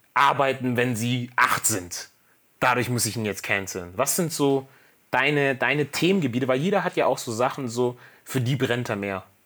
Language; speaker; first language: German; native; German